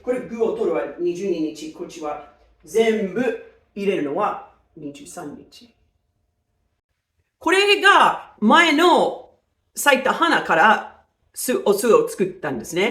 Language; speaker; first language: Japanese; non-native, fluent; English